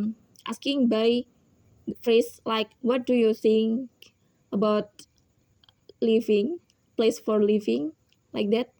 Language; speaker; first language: English; non-native, learner; Indonesian